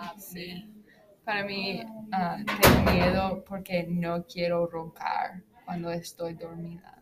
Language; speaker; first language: Spanish; non-native, learner; English